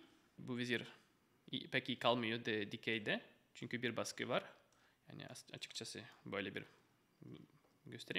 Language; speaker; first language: Turkish; non-native, fluent; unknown